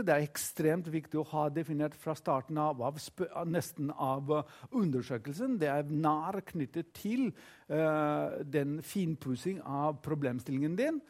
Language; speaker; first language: Norwegian; non-native, fluent; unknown